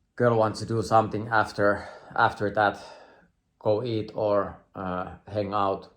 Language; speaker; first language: English; non-native, fluent; Finnish